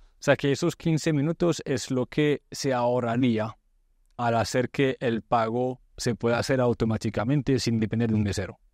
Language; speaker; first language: Spanish; non-native, fluent; French